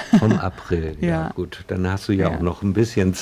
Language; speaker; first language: German; native; German